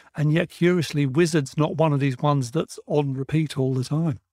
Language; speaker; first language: English; native; English